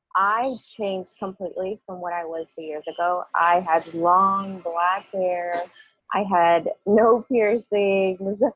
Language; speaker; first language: English; early bilingual, other home language; Spanish